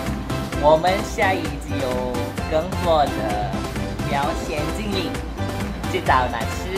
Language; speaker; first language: Chinese; non-native, learner; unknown